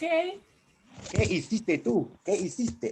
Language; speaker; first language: Spanish; non-native, fluent; English